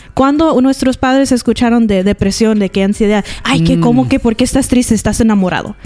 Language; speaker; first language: Spanish; early bilingual, heritage; Spanish